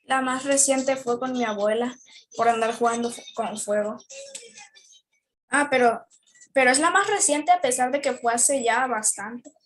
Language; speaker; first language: Spanish; native; Spanish